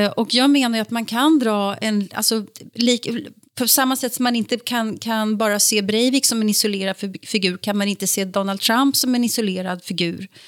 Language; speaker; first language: Swedish; native; Swedish